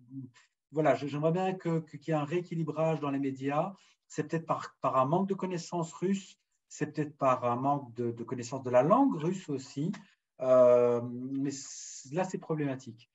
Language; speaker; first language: French; native; French